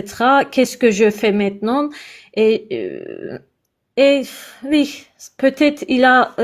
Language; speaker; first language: French; non-native, learner; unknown